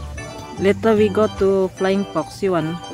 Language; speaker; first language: English; non-native, local second language; Malay